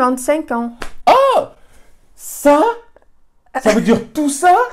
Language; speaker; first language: French; non-native, fluent; Russian